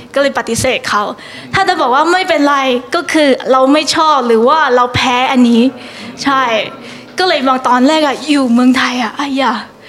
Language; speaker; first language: Thai; non-native, fluent; Chinese